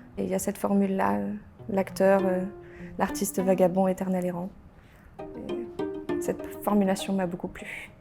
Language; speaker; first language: French; early bilingual, other home language; Polish